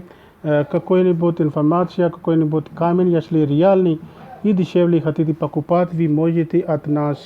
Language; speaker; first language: Russian; non-native, learner; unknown